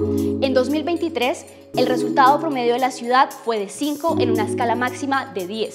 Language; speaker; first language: Spanish; native; Spanish